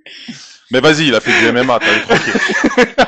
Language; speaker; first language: French; native; French